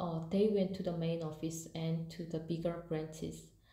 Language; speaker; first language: English; non-native, fluent; Korean